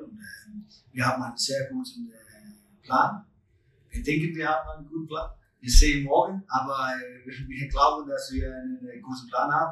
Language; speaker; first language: German; non-native, learner; Danish